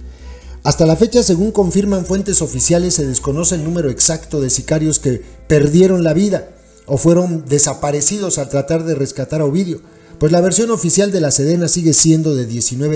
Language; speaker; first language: Spanish; native; Spanish